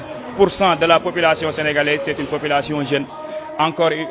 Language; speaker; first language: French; non-native, local second language; Wolof